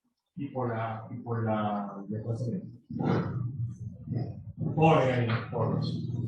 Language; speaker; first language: Spanish; native; Spanish